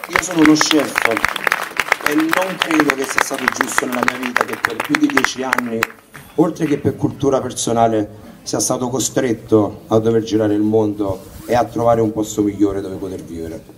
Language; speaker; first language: Italian; native; Italian